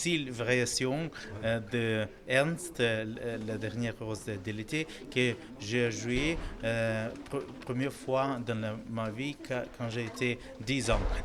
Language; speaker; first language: French; non-native, learner; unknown